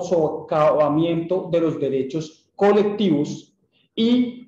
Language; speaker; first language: Spanish; native; Spanish